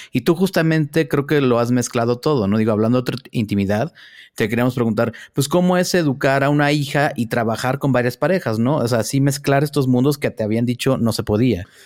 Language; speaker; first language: Spanish; native; Spanish